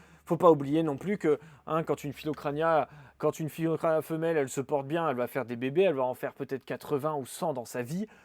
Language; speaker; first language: French; native; French